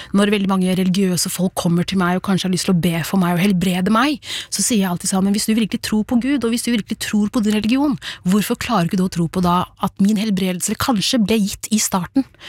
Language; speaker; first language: Norwegian; early bilingual, other home language; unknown